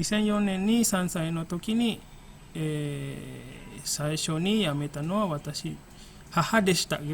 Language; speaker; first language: Japanese; non-native, fluent; Indonesian